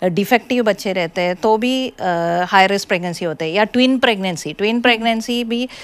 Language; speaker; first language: Hindi; non-native, local second language; Malayalam